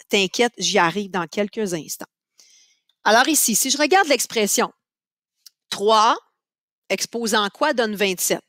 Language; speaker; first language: French; native; French